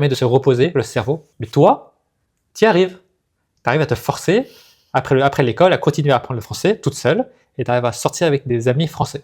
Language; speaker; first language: French; native; French